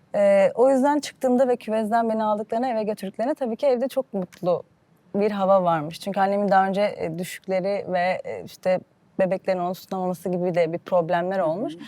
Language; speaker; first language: Turkish; early bilingual, heritage; Turkish